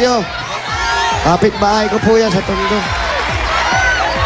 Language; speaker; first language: Filipino; native; Filipino